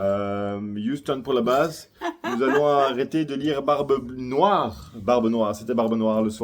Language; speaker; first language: French; native; French